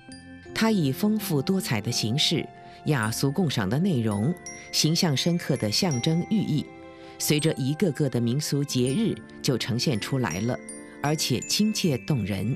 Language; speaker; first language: Chinese; native; Chinese